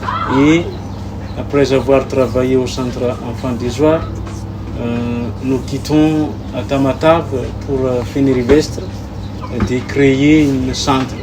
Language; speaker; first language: French; non-native, local second language; Malagasy